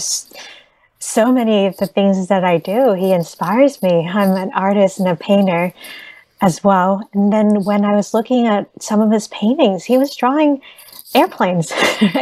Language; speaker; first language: English; early bilingual, other home language; Vietnamese